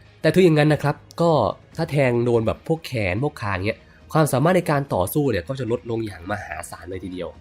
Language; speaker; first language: Thai; native; Thai